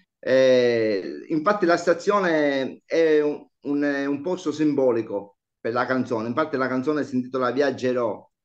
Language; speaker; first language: Italian; native; Italian